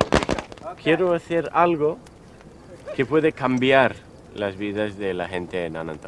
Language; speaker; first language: Spanish; early bilingual, heritage; Spanish